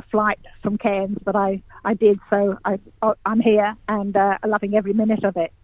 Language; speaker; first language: English; native; English